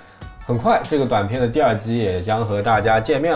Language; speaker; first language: Chinese; native; Chinese